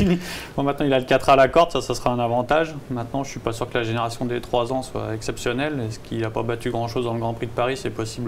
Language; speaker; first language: French; native; French